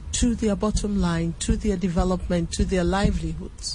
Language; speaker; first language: English; non-native, local second language; Akan